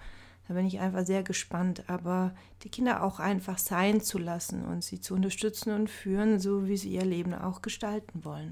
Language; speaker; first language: German; native; German